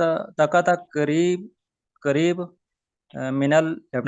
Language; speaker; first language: Arabic; non-native, learner; Urdu